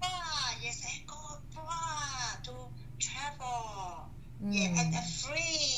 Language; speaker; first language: English; non-native, learner; Chinese